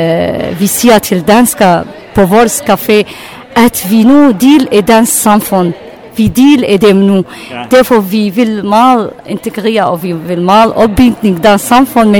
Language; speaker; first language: Danish; non-native, learner; Arabic